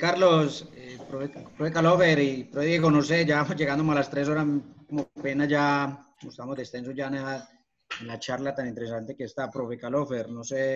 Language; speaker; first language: Spanish; native; Spanish